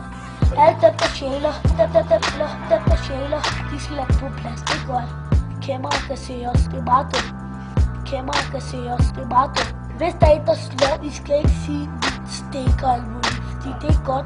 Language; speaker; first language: Danish; early bilingual, other home language; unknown